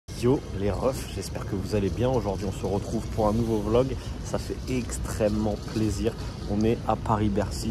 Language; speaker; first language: French; native; French